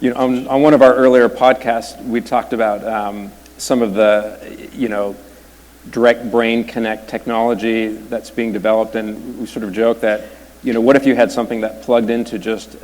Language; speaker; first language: English; native; English